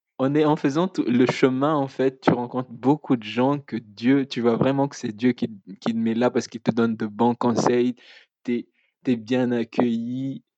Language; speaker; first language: French; non-native, local second language; Malagasy